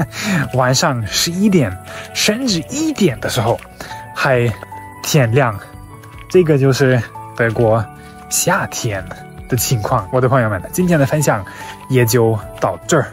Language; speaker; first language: Chinese; non-native, fluent; German